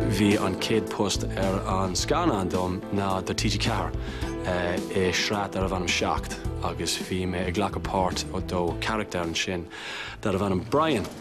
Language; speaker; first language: Irish; non-native, local second language; English